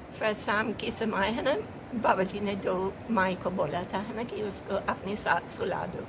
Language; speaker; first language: Hindi; non-native, fluent; English